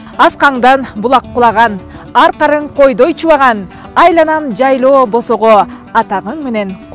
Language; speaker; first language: Kyrgyz; native; Kyrgyz